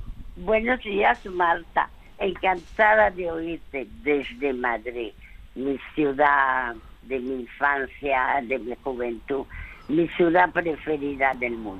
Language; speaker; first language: Spanish; early bilingual, other home language; French